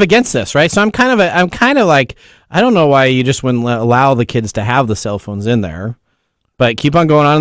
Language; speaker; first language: English; native; English